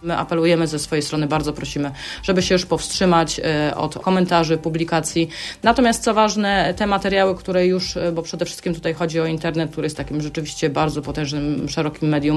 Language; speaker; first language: Polish; native; Polish